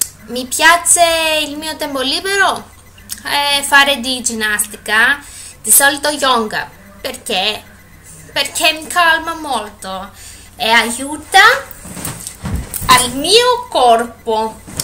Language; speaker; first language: Italian; non-native, learner; Greek